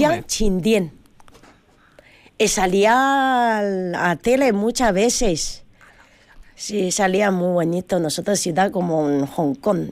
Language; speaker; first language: Spanish; non-native, learner; Chinese